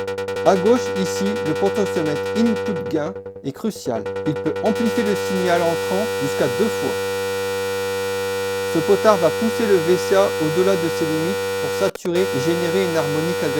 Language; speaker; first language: French; native; French